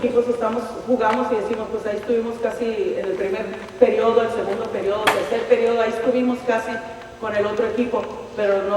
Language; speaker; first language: Spanish; native; Spanish